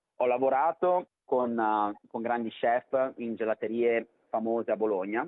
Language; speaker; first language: Italian; native; Italian